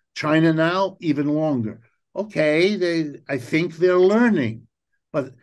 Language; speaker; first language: English; native; English